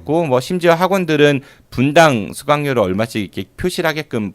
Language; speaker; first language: Korean; native; Korean